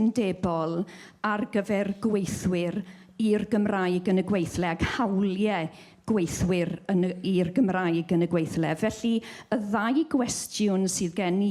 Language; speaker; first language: Welsh; native; Welsh